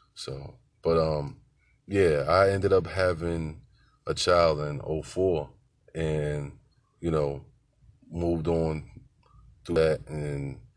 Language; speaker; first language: English; native; English